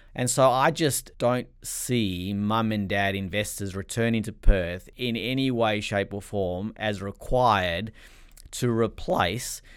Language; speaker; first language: English; native; English